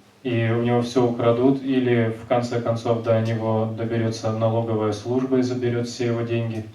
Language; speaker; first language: Russian; native; Russian